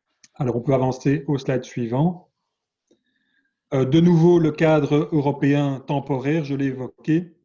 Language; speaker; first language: French; native; French